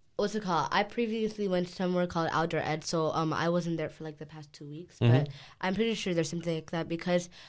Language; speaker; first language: English; native; English